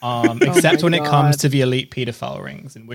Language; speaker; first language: English; native; English